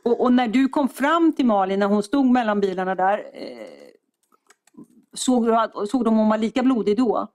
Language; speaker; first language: Swedish; native; Swedish